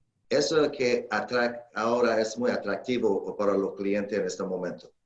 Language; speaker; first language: Spanish; non-native, learner; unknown